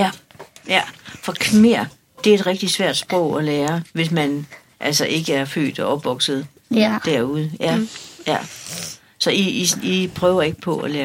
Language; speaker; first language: Danish; native; Danish